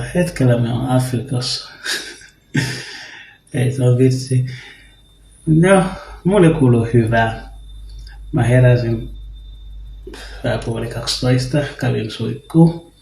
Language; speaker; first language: Finnish; non-native, learner; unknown